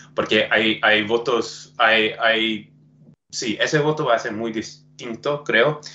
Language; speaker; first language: Spanish; non-native, fluent; English